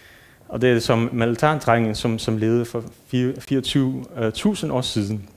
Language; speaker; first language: Danish; non-native, fluent; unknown